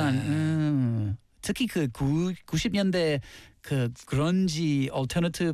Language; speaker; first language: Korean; non-native, learner; English